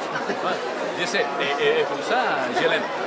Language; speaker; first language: French; non-native, learner; Spanish